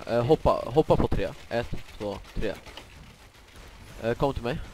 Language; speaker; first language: Swedish; native; Swedish